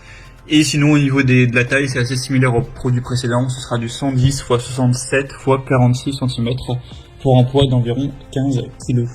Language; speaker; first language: French; native; French